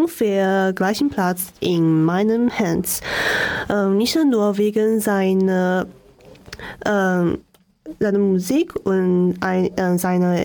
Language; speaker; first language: German; non-native, learner; Chinese